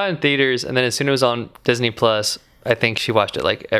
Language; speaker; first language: English; native; English